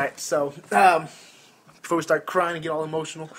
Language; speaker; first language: English; native; English